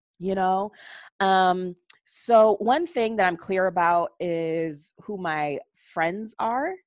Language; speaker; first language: English; native; English